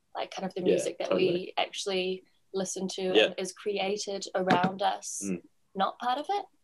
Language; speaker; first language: English; native; English